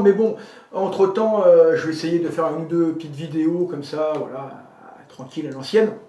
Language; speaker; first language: French; native; French